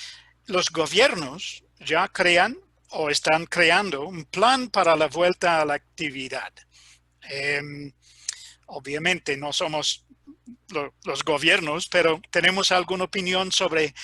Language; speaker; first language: Spanish; non-native, fluent; English